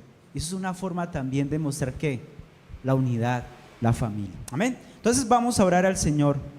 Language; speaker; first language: Spanish; native; Spanish